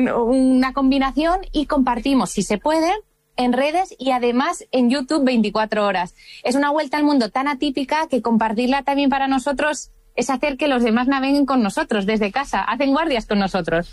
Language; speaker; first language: Spanish; native; Spanish